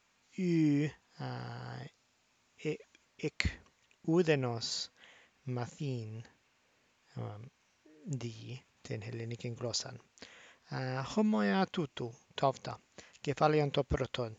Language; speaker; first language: Greek; non-native, fluent; English